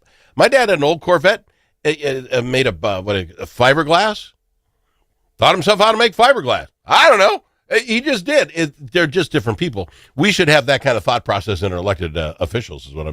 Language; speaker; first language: English; native; English